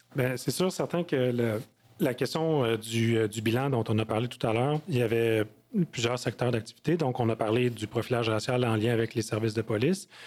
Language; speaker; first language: French; native; French